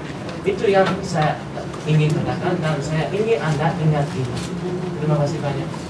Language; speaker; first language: Indonesian; non-native, fluent; Japanese